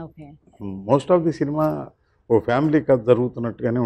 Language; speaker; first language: Telugu; native; Telugu